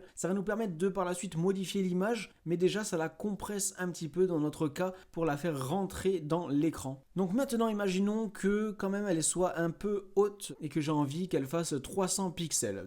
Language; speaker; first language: French; native; French